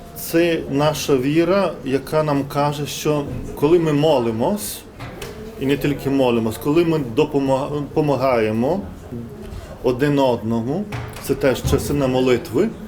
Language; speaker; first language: Ukrainian; non-native, fluent; Lithuanian